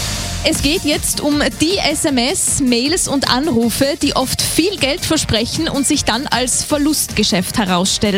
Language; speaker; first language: German; native; German